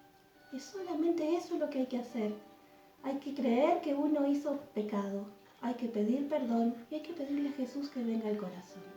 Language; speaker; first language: Spanish; native; Spanish